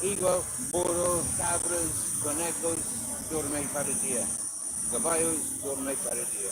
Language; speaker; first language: Spanish; non-native, learner; English